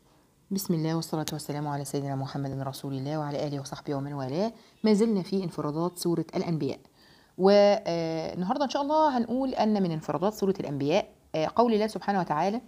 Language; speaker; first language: Arabic; native; Arabic